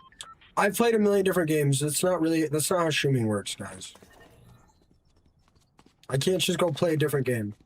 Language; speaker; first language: English; native; English